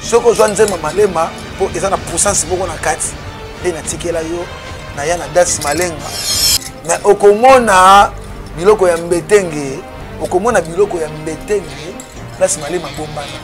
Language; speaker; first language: French; non-native, local second language; Lingala